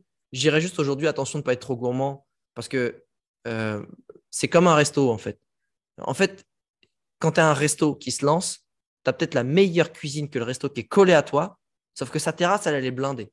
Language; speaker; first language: French; native; French